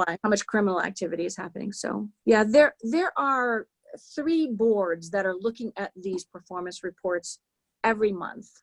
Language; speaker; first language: English; native; English